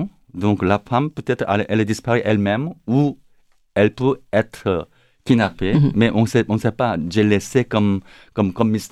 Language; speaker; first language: French; non-native, learner; Korean